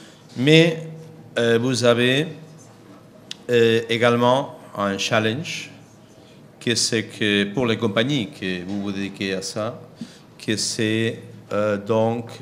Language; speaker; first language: French; non-native, fluent; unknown